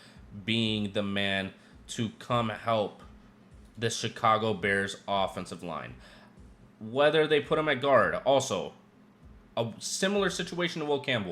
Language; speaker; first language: English; native; English